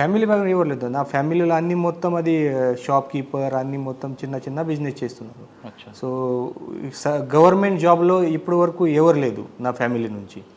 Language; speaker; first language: Telugu; non-native, learner; Marathi